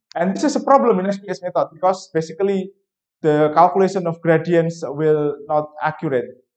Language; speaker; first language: English; non-native, fluent; Indonesian